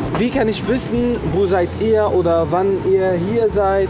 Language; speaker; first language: German; non-native, fluent; Arabic